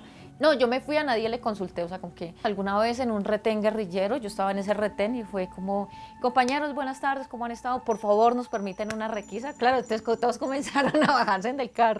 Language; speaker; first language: Spanish; native; Spanish